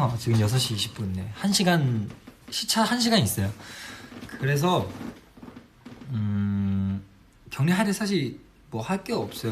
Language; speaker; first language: Korean; non-native, fluent; Chinese